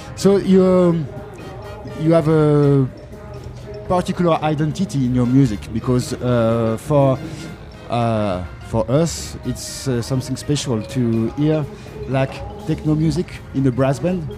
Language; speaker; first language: English; non-native, learner; French